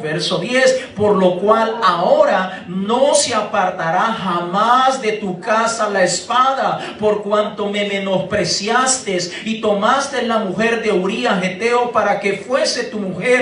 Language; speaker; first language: Spanish; native; Spanish